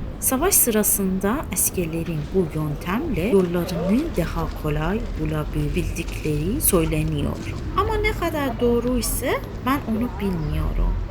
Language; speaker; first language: Turkish; non-native, fluent; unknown